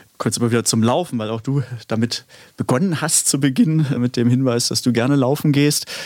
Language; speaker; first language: German; native; German